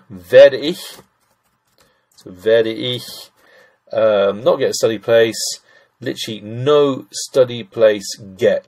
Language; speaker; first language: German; non-native, fluent; English